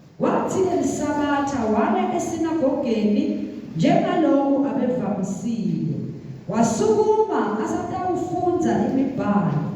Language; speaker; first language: Zulu; non-native, local second language; Swati